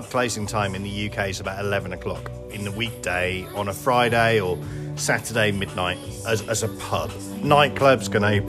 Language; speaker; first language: English; native; English